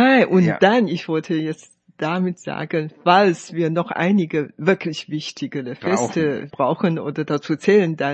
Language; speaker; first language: German; non-native, fluent; Chinese